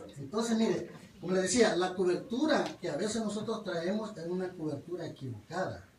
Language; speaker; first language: Spanish; native; Spanish